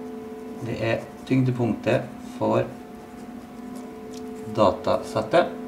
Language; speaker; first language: Norwegian; native; Norwegian